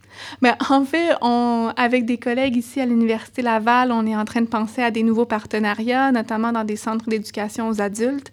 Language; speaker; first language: French; native; French